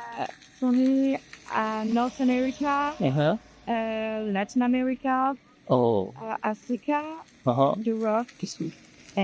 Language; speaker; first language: English; non-native, fluent; French